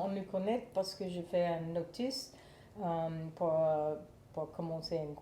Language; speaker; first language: French; non-native, learner; English